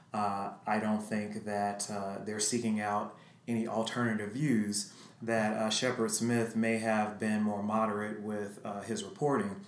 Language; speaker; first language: English; native; English